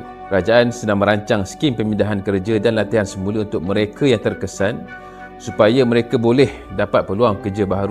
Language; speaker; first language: Malay; native; Malay